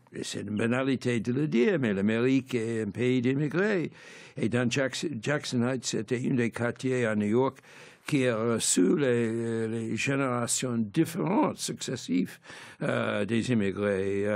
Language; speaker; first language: French; non-native, fluent; English